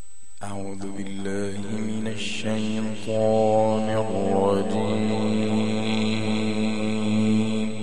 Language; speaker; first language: Arabic; native; Arabic